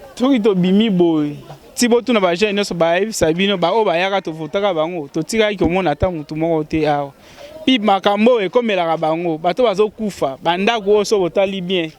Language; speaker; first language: Lingala; native; Lingala